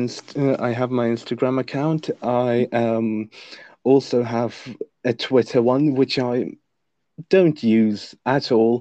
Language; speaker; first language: English; non-native, fluent; Lithuanian